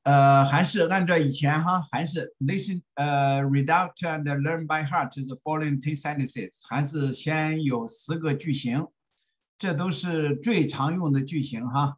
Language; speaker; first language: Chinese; native; Chinese